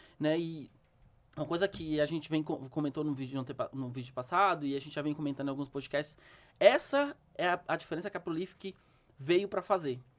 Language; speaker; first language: Portuguese; native; Portuguese